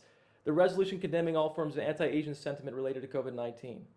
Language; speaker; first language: English; native; English